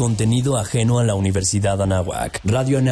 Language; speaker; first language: Spanish; native; Spanish